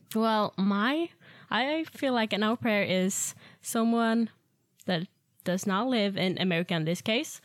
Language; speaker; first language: English; non-native, fluent; Swedish